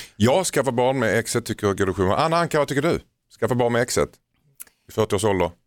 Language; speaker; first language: Swedish; native; Swedish